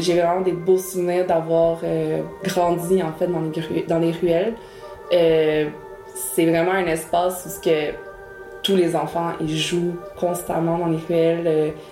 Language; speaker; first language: French; early bilingual, other home language; Spanish